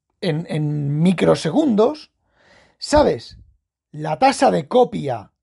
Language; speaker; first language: Spanish; native; Spanish